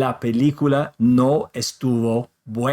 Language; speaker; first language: Spanish; non-native, fluent; English